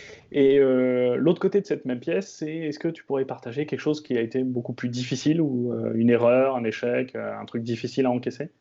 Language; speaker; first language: French; native; French